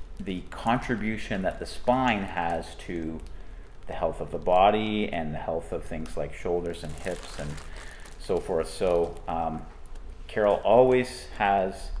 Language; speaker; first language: English; native; English